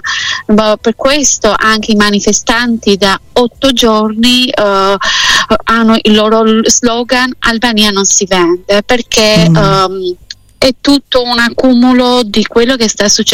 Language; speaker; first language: Italian; non-native, fluent; Albanian